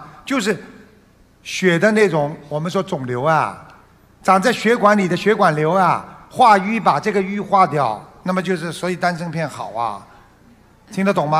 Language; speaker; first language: Chinese; non-native, local second language; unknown